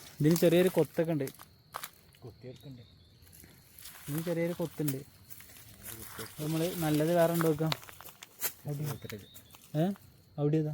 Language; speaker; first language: Malayalam; native; Malayalam